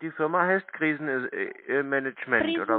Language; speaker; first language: German; native; German